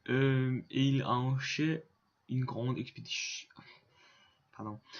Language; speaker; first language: French; non-native, learner; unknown